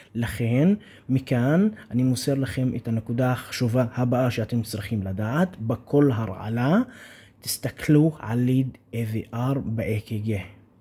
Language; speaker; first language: Hebrew; non-native, local second language; Arabic